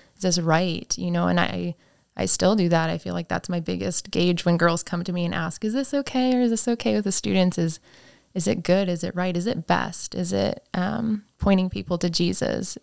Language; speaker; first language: English; native; English